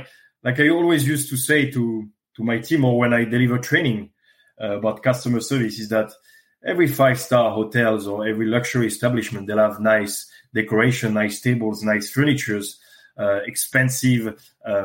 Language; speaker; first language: English; non-native, fluent; French